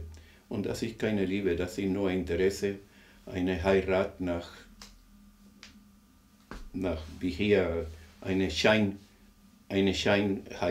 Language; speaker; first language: German; non-native, fluent; Spanish